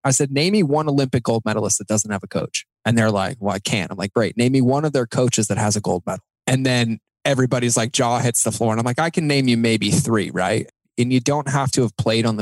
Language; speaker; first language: English; native; English